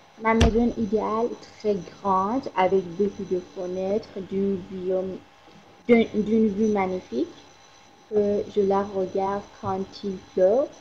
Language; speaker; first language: French; non-native, learner; Persian